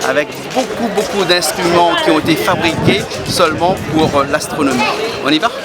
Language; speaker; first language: French; native; French